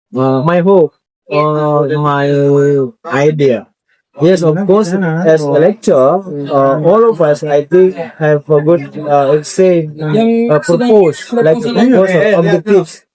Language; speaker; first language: English; non-native, fluent; Indonesian